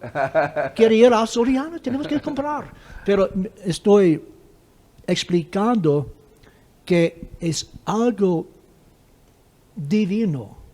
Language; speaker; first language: Spanish; non-native, fluent; English